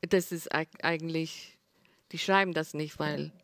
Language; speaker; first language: German; non-native, learner; English